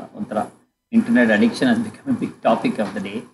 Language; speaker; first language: English; non-native, local second language; Kannada